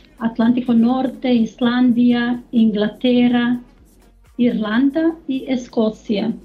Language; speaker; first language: Spanish; non-native, learner; German